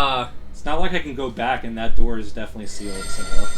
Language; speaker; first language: English; native; English